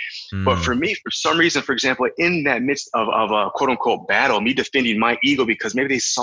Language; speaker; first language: English; native; English